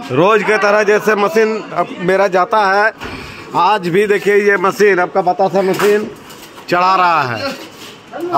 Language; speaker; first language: Hindi; non-native, local second language; Bangla